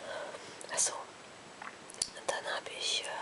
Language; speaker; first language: German; non-native, fluent; Hungarian